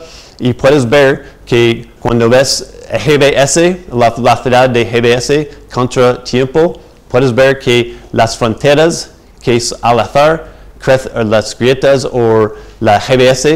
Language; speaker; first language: Spanish; non-native, fluent; English